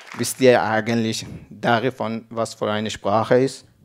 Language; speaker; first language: German; non-native, learner; Persian